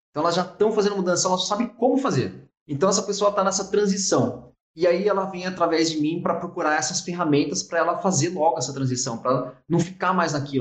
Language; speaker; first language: Portuguese; native; Portuguese